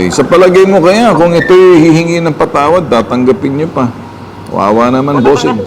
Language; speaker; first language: Filipino; native; Filipino